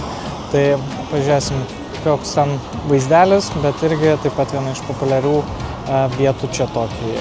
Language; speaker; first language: Lithuanian; native; Lithuanian